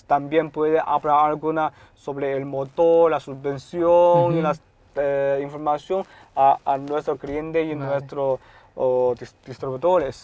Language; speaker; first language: Spanish; non-native, learner; Chinese